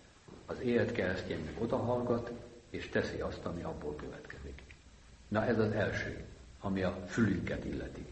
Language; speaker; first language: Hungarian; native; Hungarian